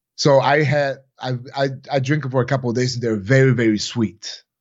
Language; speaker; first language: English; non-native, fluent; Bulgarian